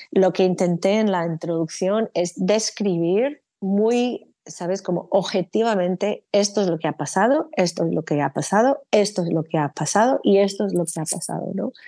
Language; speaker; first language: Spanish; non-native, fluent; English